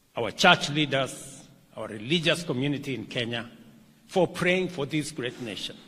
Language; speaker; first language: English; non-native, local second language; Kalenjin